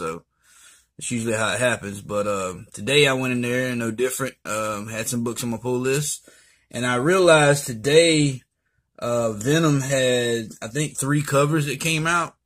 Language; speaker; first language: English; native; English